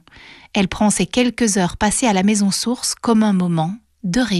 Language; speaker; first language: French; native; French